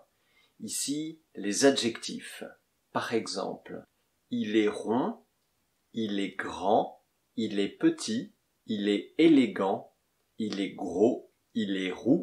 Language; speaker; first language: French; native; French